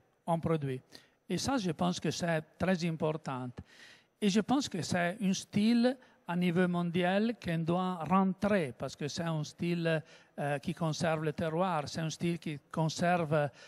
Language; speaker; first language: French; non-native, learner; Italian